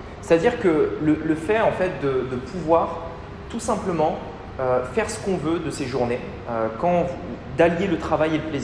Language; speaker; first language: French; native; French